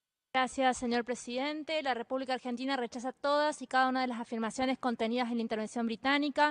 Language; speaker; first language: Spanish; native; Spanish